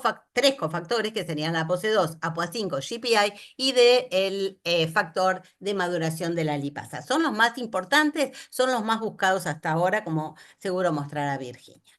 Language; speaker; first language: Spanish; native; Spanish